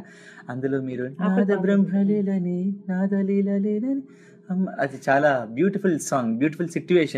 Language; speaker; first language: Telugu; native; Telugu